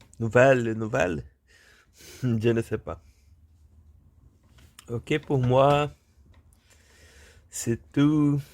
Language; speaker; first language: French; non-native, learner; Portuguese